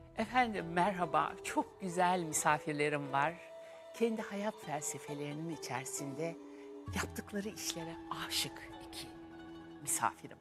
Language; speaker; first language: Turkish; native; Turkish